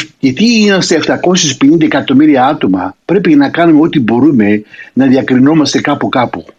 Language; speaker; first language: Greek; early bilingual, heritage; Greek